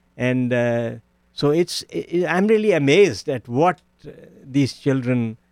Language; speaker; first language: English; non-native, local second language; Punjabi